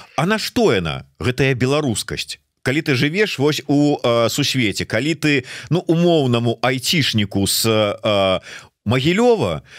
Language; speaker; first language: Belarusian; non-native, local second language; Russian